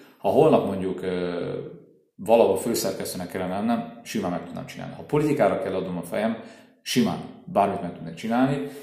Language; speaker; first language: Hungarian; native; Hungarian